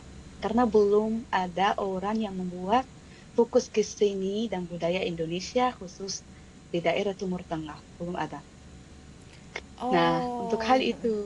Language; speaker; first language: Indonesian; non-native, fluent; Arabic